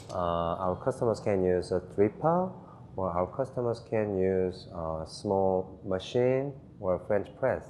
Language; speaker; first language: English; non-native, fluent; Korean